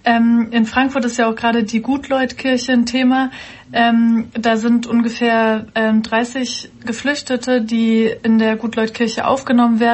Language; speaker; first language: German; native; German